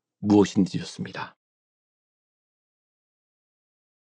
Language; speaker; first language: Korean; native; Korean